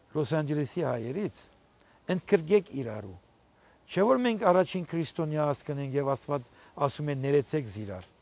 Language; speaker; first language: Armenian; early bilingual, heritage; Armenian